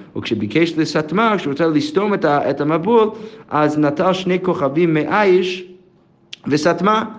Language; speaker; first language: Hebrew; non-native, fluent; English